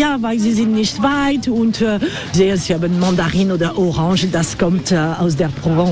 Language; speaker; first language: German; non-native, learner; French